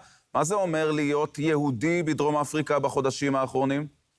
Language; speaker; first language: Hebrew; native; Hebrew